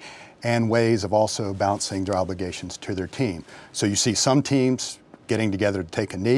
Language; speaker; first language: English; native; English